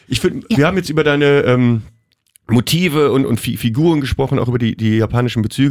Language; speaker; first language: German; native; German